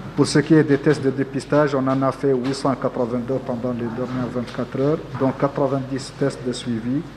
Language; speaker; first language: French; non-native, local second language; Arabic